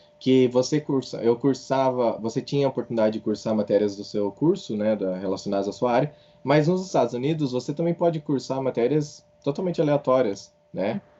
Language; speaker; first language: Portuguese; native; Portuguese